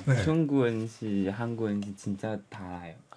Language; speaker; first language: Korean; non-native, learner; Chinese